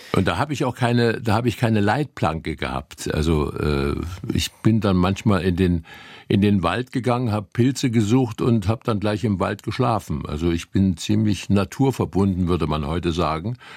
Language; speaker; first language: German; native; German